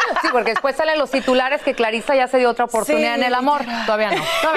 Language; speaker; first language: Spanish; native; Spanish